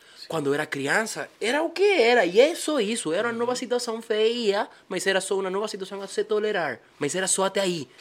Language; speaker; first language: Portuguese; non-native, fluent; Spanish